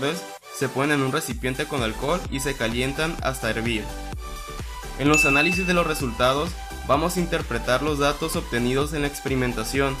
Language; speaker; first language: Spanish; native; Spanish